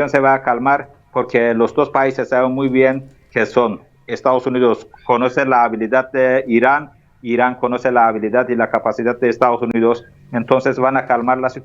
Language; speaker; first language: Spanish; non-native, fluent; Turkish